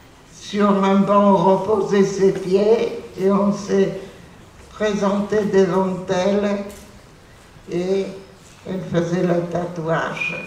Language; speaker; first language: French; non-native, fluent; Polish